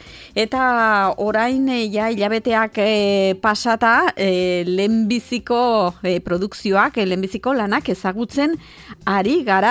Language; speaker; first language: Basque; native; Basque